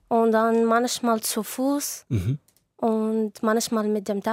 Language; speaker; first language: German; non-native, learner; Arabic